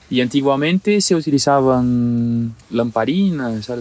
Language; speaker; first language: Spanish; non-native, learner; Portuguese